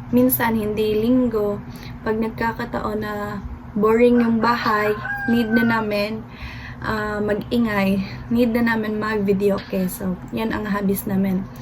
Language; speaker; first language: Filipino; non-native, local second language; Cebuano